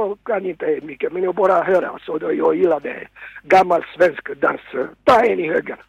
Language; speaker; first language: Swedish; non-native, fluent; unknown